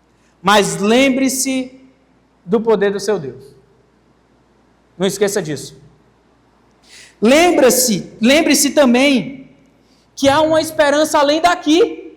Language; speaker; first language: Portuguese; native; Portuguese